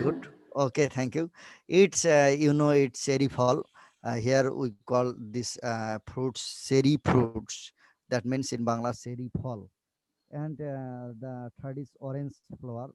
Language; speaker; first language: English; non-native, local second language; Bangla